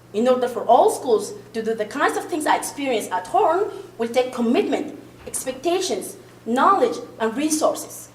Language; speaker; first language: English; non-native, fluent; Arabic